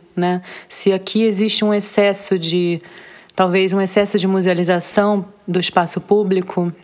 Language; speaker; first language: Portuguese; native; Portuguese